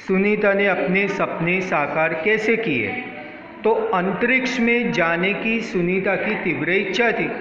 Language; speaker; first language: Hindi; non-native, local second language; Gujarati